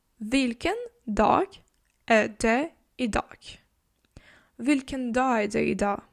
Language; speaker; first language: Swedish; non-native, fluent; Ukrainian